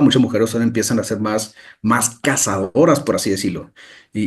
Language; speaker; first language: Spanish; native; Spanish